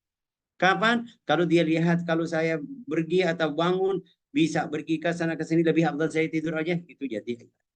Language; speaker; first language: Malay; non-native, fluent; Arabic